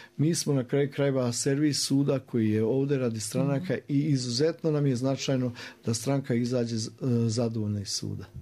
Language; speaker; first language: Croatian; native; Croatian